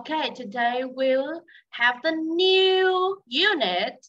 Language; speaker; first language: English; non-native, learner; Vietnamese